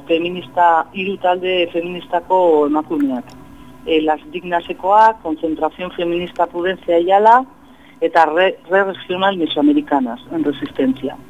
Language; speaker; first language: Basque; non-native, fluent; Spanish